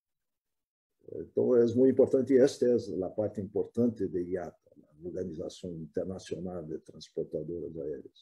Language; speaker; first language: Spanish; non-native, fluent; Portuguese